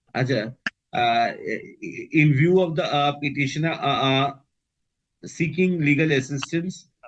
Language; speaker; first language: English; non-native, local second language; Bangla